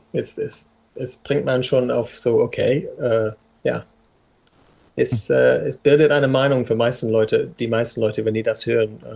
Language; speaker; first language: German; non-native, fluent; English